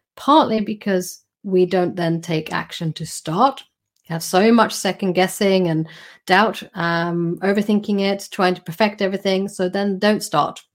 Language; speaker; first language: English; non-native, fluent; Swedish